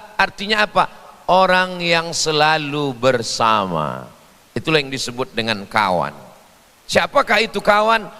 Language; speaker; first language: Indonesian; native; Indonesian